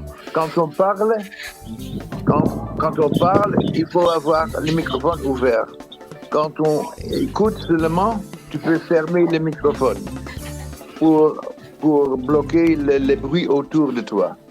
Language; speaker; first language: French; non-native, fluent; Dutch